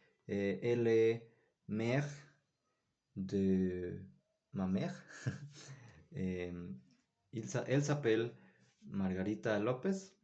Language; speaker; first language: French; non-native, learner; Spanish